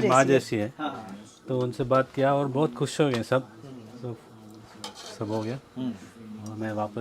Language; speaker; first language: Hindi; non-native, local second language; Kannada